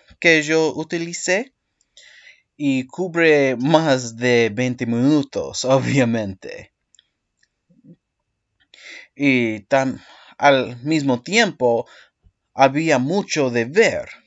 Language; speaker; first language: Spanish; non-native, learner; English